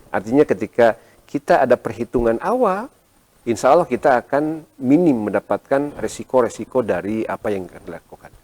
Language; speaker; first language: Indonesian; non-native, local second language; Sundanese